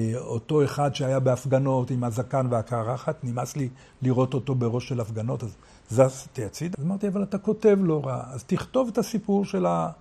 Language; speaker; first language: Hebrew; native; Hebrew